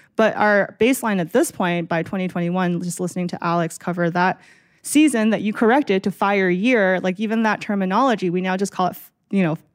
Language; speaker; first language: English; native; English